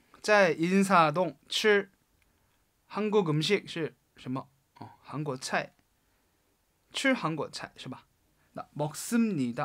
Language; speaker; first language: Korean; non-native, fluent; Chinese